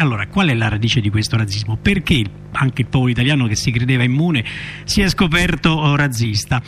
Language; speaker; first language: Italian; native; Italian